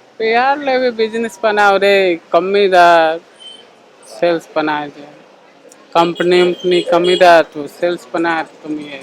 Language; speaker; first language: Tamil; non-native, local second language; Hindi